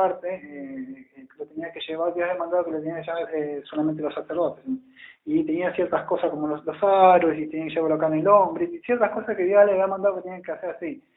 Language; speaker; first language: Spanish; native; Spanish